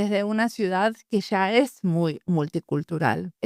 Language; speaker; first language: Spanish; native; Spanish